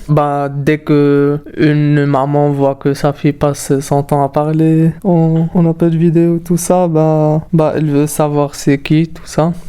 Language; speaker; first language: French; non-native, local second language; Arabic